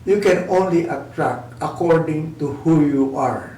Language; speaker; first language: English; non-native, local second language; Filipino